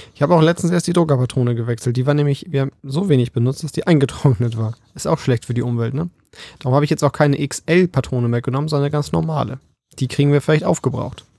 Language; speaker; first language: German; early bilingual, other home language; Polish